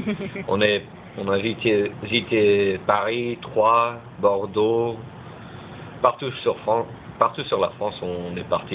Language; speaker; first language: French; early bilingual, heritage; French